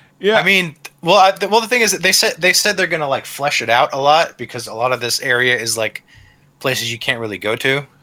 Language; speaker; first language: English; native; English